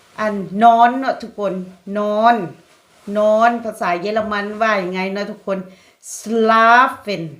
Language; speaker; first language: Thai; non-native, local second language; Lao